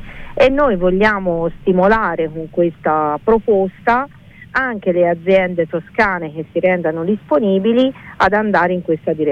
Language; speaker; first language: Italian; native; Italian